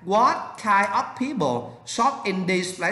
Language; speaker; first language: English; non-native, learner; Vietnamese